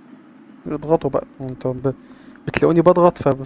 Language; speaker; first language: Arabic; native; Arabic